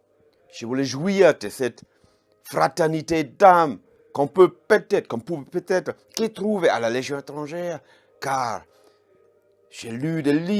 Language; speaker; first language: French; non-native, fluent; German